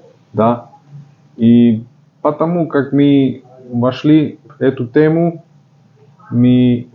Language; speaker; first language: Russian; non-native, learner; Slovak